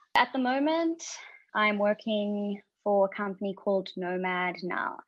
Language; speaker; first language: English; native; English